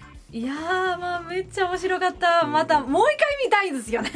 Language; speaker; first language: Japanese; non-native, fluent; Spanish